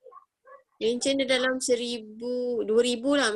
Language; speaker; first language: Malay; native; Malay